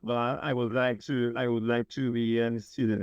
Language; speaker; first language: English; non-native, learner; Spanish